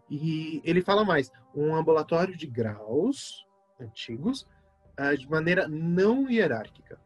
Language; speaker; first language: Portuguese; native; Portuguese